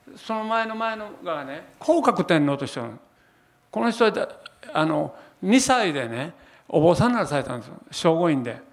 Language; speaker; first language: Japanese; native; Japanese